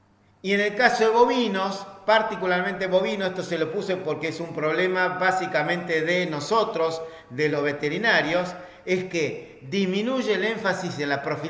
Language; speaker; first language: Spanish; native; Spanish